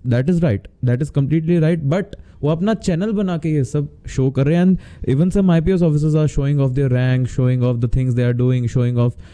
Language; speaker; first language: Hindi; native; Hindi